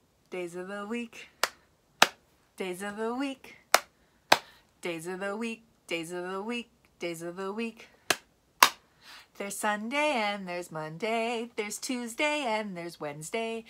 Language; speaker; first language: English; native; English